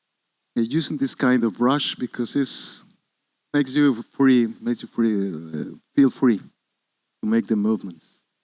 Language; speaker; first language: English; non-native, learner; Spanish